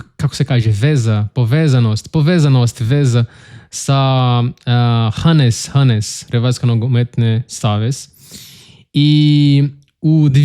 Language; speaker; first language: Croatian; non-native, learner; Portuguese